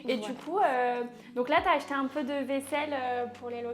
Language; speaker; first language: French; native; French